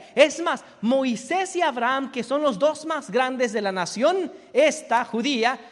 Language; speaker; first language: Spanish; native; Spanish